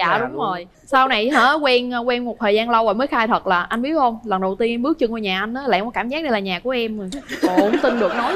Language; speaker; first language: Vietnamese; native; Vietnamese